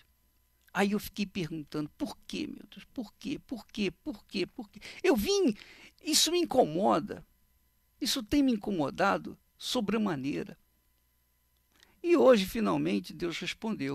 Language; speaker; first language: Portuguese; native; Portuguese